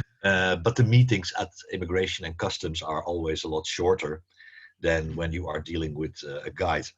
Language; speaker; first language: English; non-native, fluent; Dutch